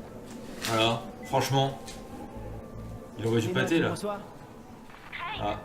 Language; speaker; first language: French; native; French